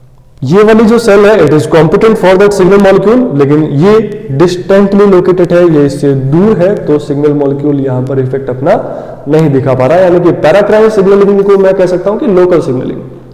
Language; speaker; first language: Hindi; native; Hindi